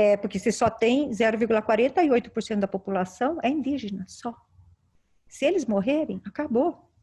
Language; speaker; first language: Portuguese; native; Portuguese